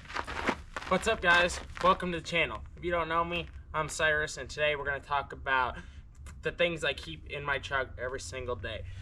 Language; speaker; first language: English; native; English